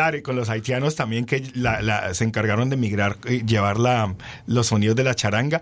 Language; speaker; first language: Spanish; native; Spanish